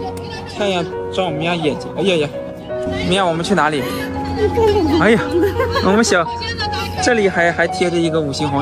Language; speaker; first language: Chinese; native; Chinese